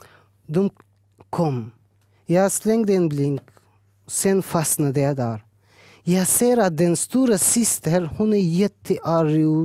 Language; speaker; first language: Swedish; early bilingual, other home language; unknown